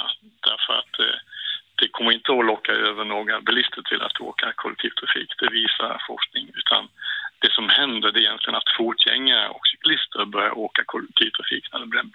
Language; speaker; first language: Swedish; native; Swedish